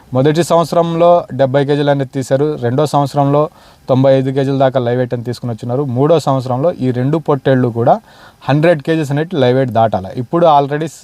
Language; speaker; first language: Telugu; non-native, local second language; Urdu